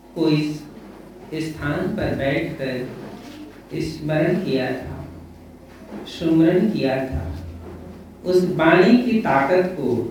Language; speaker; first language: Hindi; native; Hindi